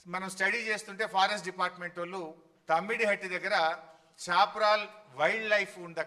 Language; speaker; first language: Telugu; native; Telugu